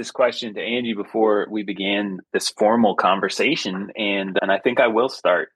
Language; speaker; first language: English; native; English